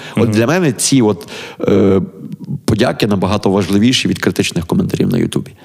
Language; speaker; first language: Ukrainian; native; Ukrainian